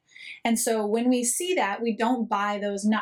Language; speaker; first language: English; native; English